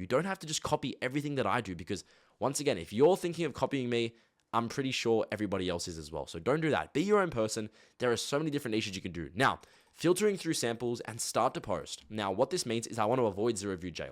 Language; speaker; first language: English; native; English